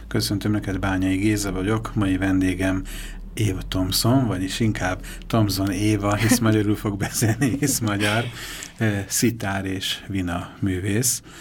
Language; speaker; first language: Hungarian; native; Hungarian